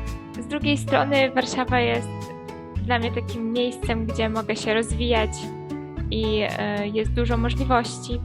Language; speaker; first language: Polish; early bilingual, heritage; Polish